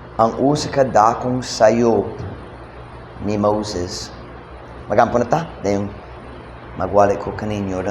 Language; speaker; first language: Cebuano; non-native, fluent; English